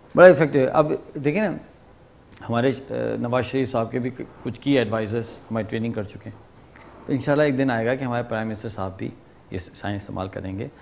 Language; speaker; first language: Urdu; native; Urdu